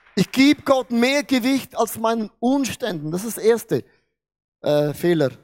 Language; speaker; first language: German; non-native, fluent; Portuguese